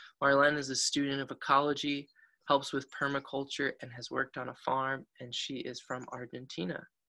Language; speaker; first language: English; native; English